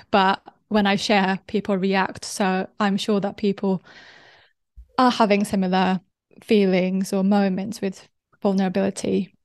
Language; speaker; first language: English; non-native, fluent; Japanese